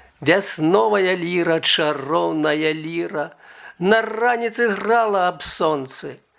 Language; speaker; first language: Belarusian; native; Belarusian